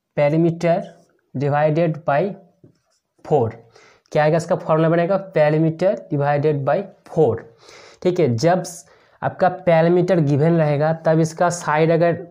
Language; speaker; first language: Hindi; native; Hindi